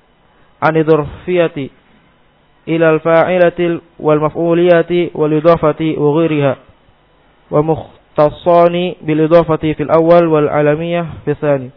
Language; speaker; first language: Arabic; non-native, learner; Indonesian